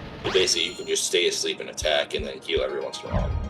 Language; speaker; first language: English; native; English